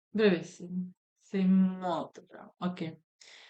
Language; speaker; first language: Italian; non-native, fluent; Serbian